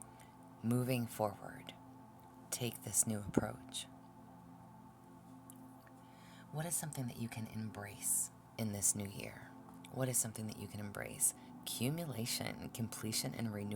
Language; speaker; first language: English; native; English